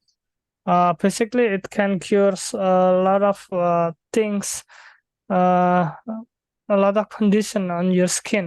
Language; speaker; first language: English; non-native, fluent; Indonesian